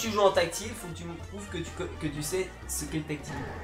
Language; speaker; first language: French; native; French